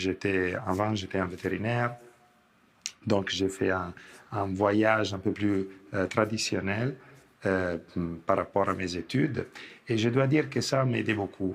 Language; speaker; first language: French; non-native, fluent; Italian